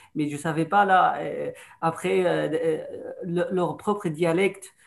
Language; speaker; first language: French; non-native, fluent; Arabic